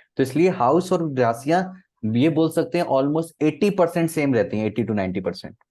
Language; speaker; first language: Hindi; native; Hindi